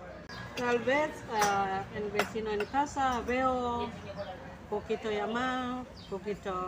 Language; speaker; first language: Spanish; non-native, learner; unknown